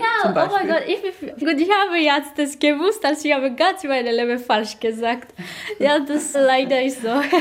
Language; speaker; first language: German; non-native, learner; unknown